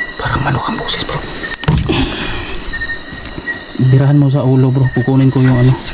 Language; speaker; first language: Filipino; native; Filipino